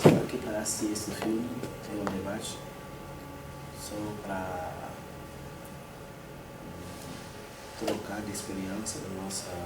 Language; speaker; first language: Portuguese; non-native, fluent; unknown